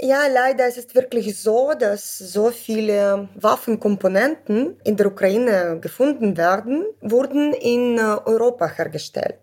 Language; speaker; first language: German; non-native, fluent; Ukrainian